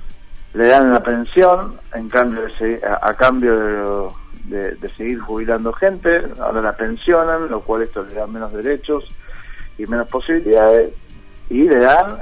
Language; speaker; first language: Spanish; native; Spanish